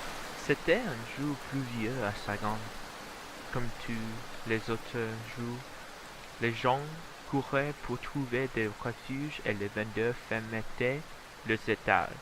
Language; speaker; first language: French; non-native, learner; Vietnamese